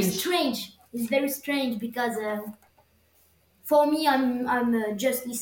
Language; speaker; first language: English; non-native, learner; French